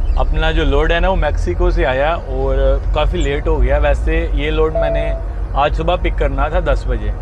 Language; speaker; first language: Urdu; non-native, local second language; Punjabi